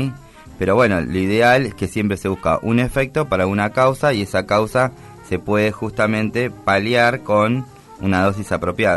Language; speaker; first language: Spanish; native; Spanish